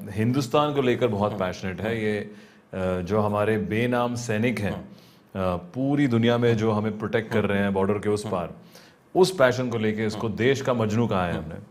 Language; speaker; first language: Hindi; native; Hindi